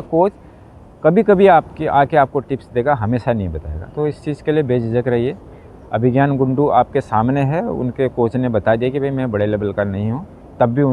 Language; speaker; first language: Hindi; native; Hindi